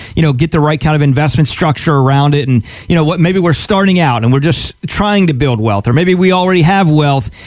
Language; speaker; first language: English; native; English